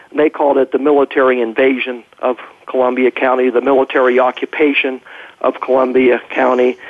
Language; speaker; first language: English; native; English